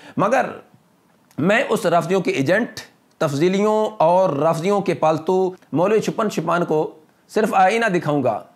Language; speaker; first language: Urdu; non-native, local second language; Punjabi